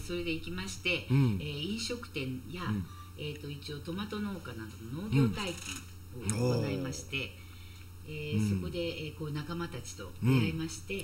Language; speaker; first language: Japanese; native; Japanese